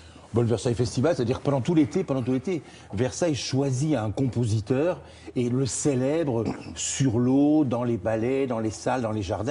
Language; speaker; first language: French; native; French